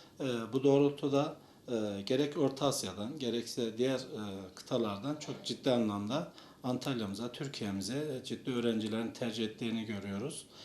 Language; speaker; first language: Turkish; native; Turkish